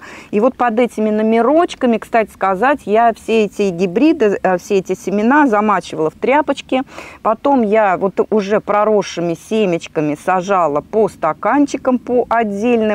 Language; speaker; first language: Russian; native; Russian